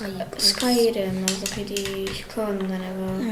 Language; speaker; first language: Welsh; native; Welsh